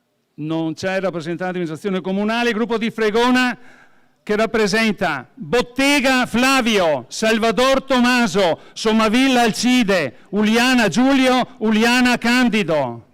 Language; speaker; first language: Italian; native; Italian